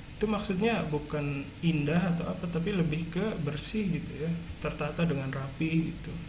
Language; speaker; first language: Indonesian; native; Indonesian